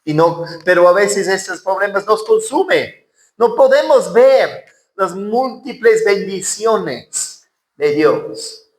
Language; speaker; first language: Spanish; non-native, fluent; English